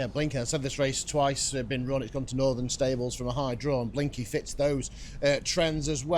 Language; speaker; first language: English; native; English